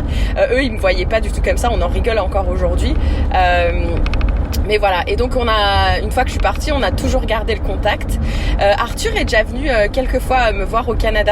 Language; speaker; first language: French; native; French